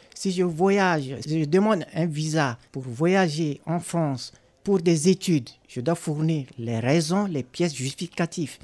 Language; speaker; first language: French; non-native, local second language; Sango